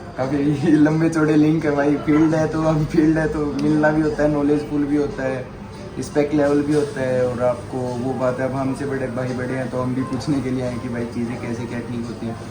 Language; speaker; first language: Hindi; native; Hindi